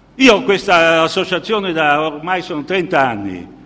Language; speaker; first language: Italian; native; Italian